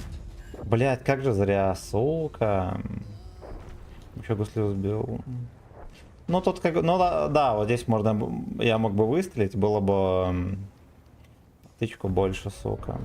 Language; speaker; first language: Russian; native; Russian